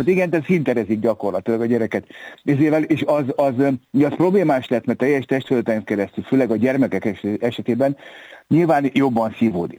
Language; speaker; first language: Hungarian; native; Hungarian